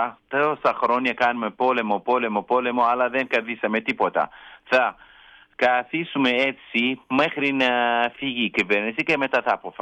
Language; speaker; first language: Greek; non-native, learner; Kurdish